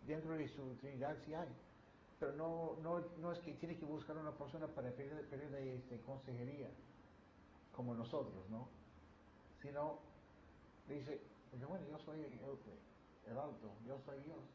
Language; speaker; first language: Spanish; non-native, fluent; English